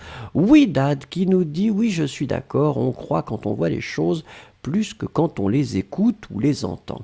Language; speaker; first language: French; native; French